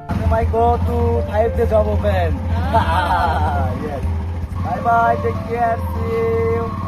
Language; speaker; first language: English; non-native, learner; Bangla